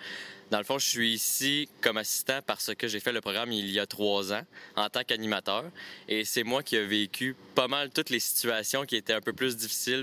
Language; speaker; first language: French; native; French